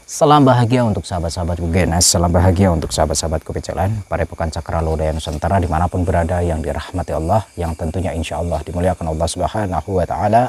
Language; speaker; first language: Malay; non-native, local second language; Javanese